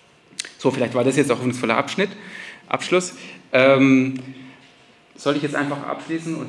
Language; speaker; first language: German; native; German